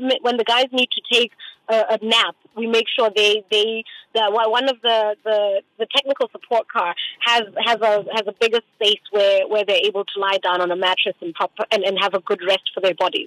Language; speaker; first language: English; non-native, local second language; Tswana